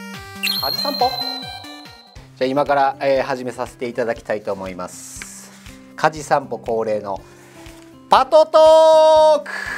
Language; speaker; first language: Japanese; native; Japanese